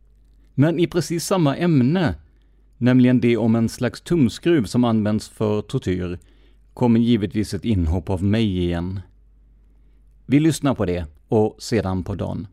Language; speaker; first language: Swedish; native; Swedish